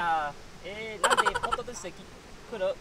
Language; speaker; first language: Japanese; non-native, learner; Malay